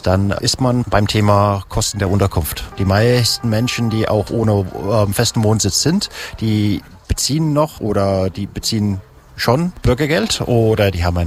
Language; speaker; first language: German; native; German